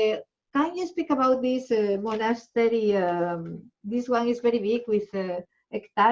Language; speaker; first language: English; non-native, learner; Spanish